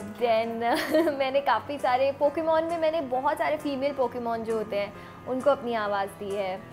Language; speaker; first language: Hindi; native; Hindi